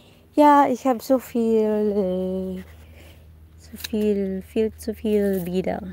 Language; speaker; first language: German; non-native, learner; Filipino